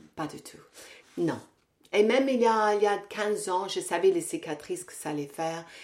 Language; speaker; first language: French; non-native, fluent; English